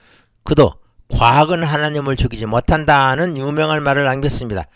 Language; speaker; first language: Korean; native; Korean